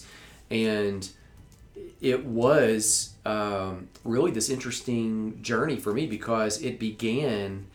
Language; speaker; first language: English; native; English